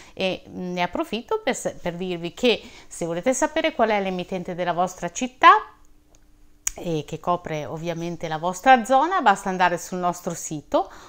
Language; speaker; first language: Italian; native; Italian